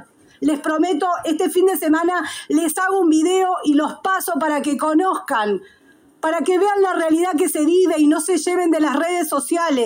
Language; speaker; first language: Spanish; native; Spanish